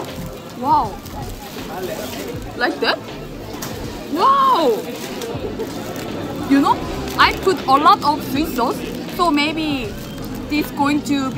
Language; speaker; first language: English; non-native, learner; Korean